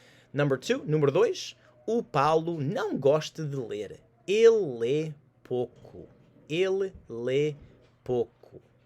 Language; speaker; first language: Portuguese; non-native, fluent; English